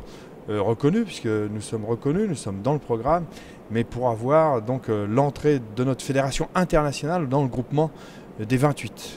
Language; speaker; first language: French; native; French